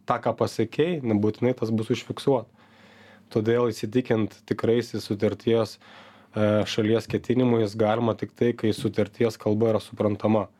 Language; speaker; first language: Lithuanian; native; Lithuanian